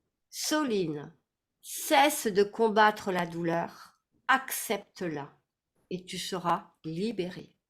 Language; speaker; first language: French; native; French